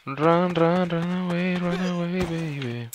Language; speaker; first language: English; non-native, learner; Spanish